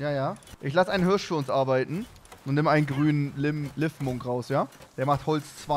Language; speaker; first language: German; native; German